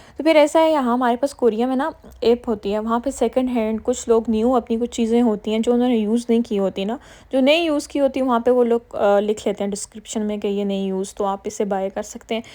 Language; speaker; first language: Urdu; native; Urdu